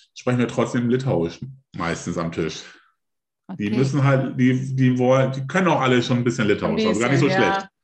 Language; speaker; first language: German; early bilingual, other home language; Lithuanian